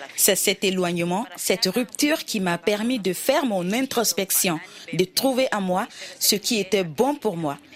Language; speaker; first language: French; non-native, local second language; Dyula